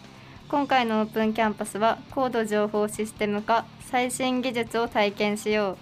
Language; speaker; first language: Japanese; native; Japanese